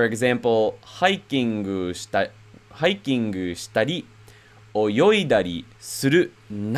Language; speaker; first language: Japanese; non-native, fluent; English